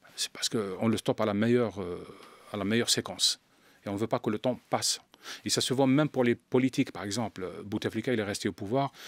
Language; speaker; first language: French; non-native, local second language; Arabic